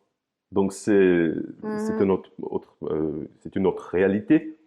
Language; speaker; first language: French; non-native, fluent; Portuguese